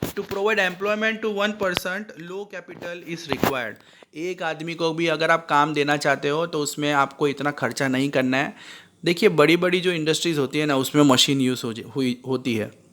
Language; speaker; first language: Hindi; native; Hindi